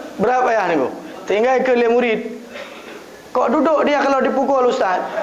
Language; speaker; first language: Malay; non-native, local second language; Achinese